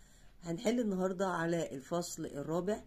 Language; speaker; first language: Arabic; native; Arabic